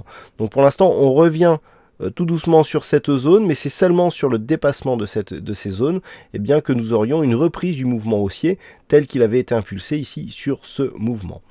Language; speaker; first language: French; native; French